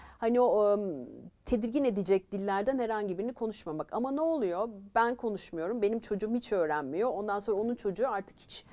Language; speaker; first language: Turkish; native; Turkish